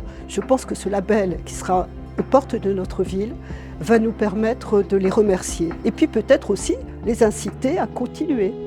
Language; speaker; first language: French; native; French